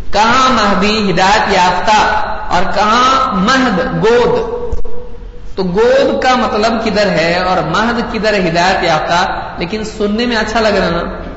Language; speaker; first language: Urdu; native; Urdu